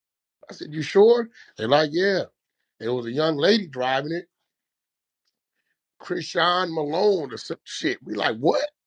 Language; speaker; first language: English; native; English